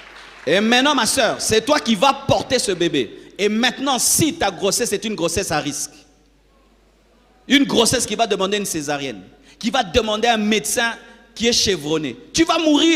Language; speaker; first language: French; non-native, local second language; Lingala